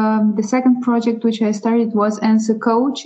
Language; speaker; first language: English; non-native, fluent; Russian